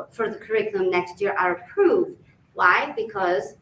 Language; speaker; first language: English; early bilingual, other home language; Albanian